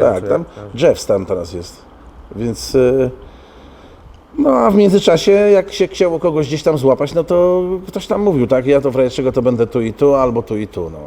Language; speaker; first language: Polish; native; Polish